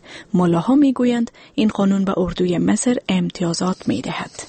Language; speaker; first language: Persian; native; Persian